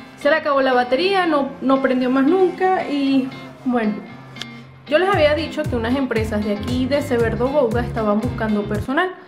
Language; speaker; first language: Spanish; native; Spanish